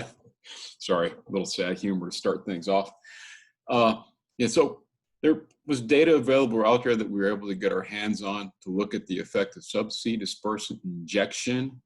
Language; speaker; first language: English; native; English